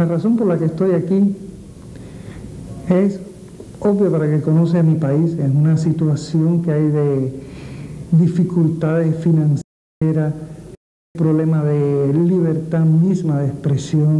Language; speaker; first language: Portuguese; non-native, learner; Spanish